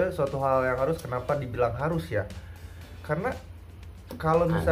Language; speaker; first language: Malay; non-native, local second language; Sundanese